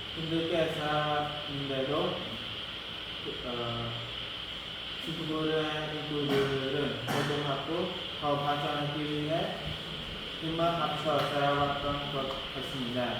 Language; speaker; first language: Korean; non-native, learner; Khmer